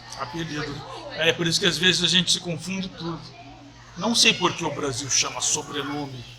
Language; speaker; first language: Portuguese; native; Portuguese